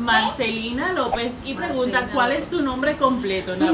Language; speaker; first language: Spanish; native; Spanish